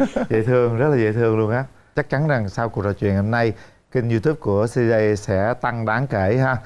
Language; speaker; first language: Vietnamese; native; Vietnamese